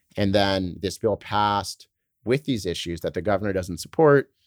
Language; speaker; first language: English; native; English